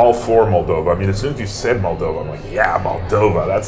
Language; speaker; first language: English; native; English